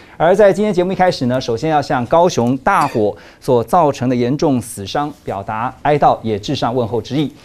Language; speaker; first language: Chinese; native; Chinese